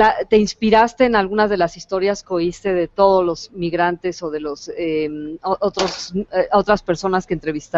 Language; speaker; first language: Spanish; native; Spanish